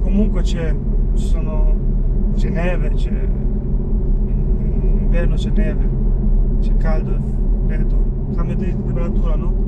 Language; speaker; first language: Italian; non-native, fluent; Albanian